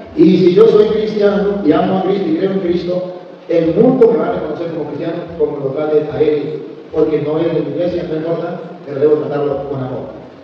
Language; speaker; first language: Spanish; native; Spanish